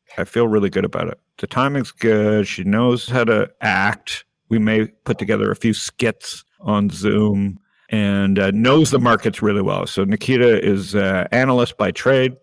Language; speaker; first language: English; native; English